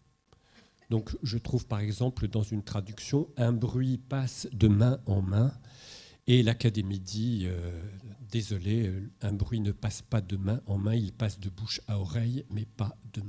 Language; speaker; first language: French; native; French